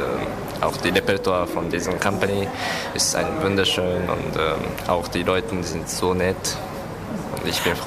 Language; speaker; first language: German; non-native, learner; Japanese